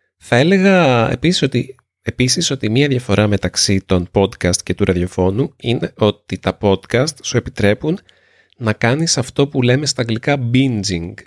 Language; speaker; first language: Greek; native; Greek